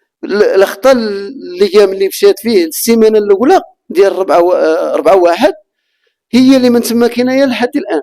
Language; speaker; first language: Arabic; native; Arabic